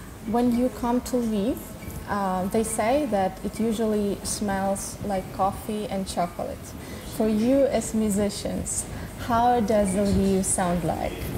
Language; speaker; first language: English; non-native, fluent; Ukrainian